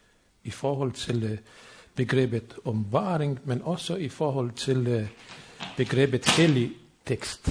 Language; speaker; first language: Swedish; non-native, fluent; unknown